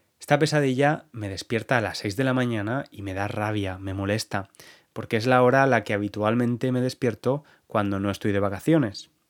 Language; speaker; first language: Spanish; native; Spanish